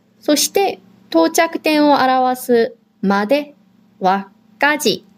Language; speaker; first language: Japanese; non-native, fluent; Korean